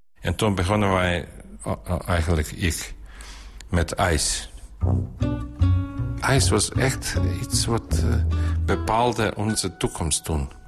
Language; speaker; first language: Dutch; non-native, learner; Bosnian